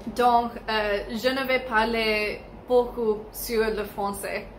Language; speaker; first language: French; non-native, learner; English